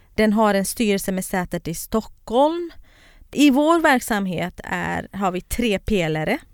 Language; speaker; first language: Swedish; non-native, fluent; Kurdish